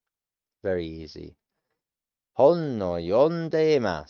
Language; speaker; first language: Japanese; non-native, learner; English